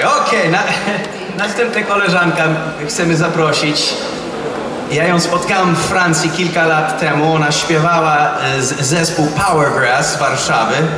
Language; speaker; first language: Polish; non-native, learner; English